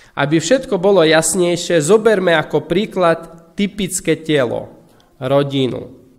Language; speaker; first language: Slovak; non-native, fluent; Russian